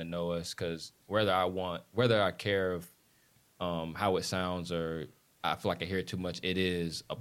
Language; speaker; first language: English; native; English